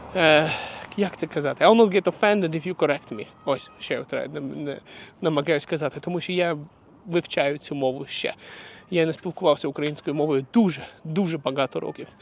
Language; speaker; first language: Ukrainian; non-native, local second language; Russian